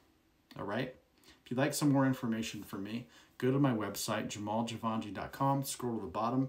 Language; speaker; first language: English; native; English